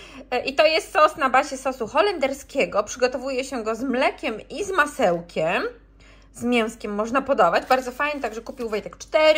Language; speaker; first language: Polish; native; Polish